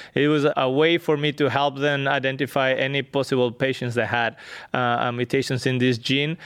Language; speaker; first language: English; non-native, fluent; Spanish